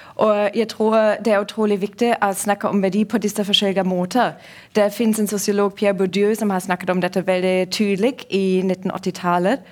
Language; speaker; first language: Norwegian; non-native, fluent; German